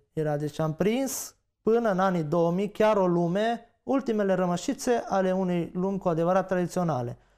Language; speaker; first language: Romanian; native; Romanian